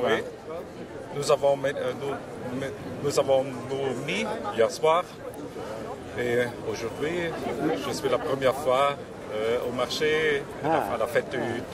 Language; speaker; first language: French; non-native, learner; German